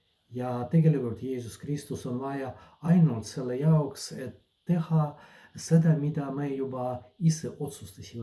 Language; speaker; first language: Estonian; non-native, fluent; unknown